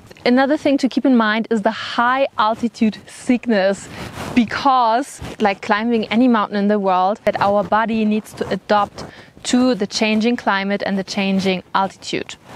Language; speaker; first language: English; non-native, fluent; German